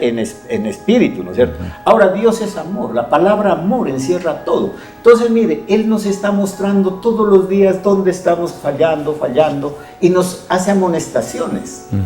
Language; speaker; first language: Spanish; native; Spanish